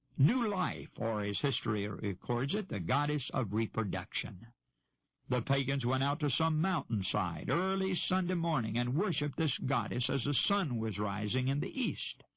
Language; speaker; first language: English; native; English